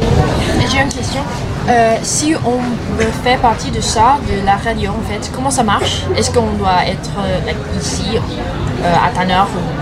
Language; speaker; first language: French; non-native, fluent; English